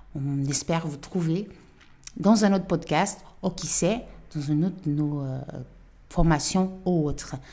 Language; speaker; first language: French; non-native, fluent; Portuguese